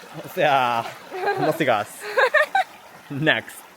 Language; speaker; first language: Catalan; native; Catalan